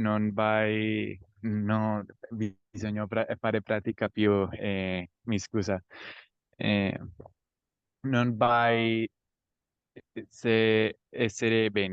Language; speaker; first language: Italian; non-native, learner; Spanish